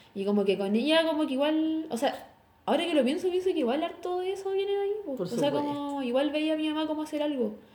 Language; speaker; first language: Spanish; native; Spanish